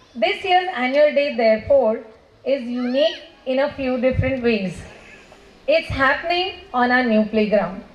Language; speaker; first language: English; non-native, local second language; Marathi